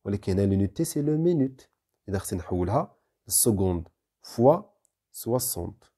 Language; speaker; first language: French; non-native, local second language; Arabic